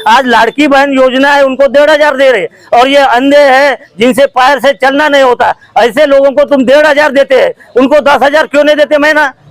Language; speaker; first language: Hindi; non-native, local second language; Marathi